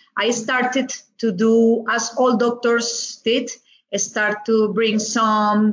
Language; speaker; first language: English; non-native, learner; Spanish